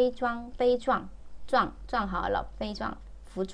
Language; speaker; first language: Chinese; non-native, fluent; Korean